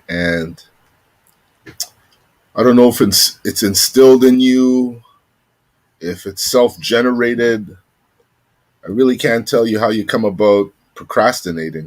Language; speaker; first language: English; native; English